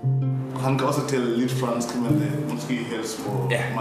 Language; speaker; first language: Danish; non-native, fluent; Mandingo